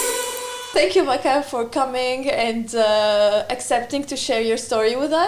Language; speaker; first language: English; non-native, fluent; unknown